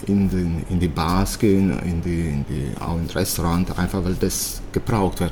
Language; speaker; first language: German; early bilingual, other home language; Italian